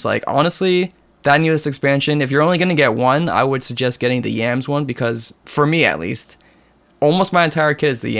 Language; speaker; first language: English; native; English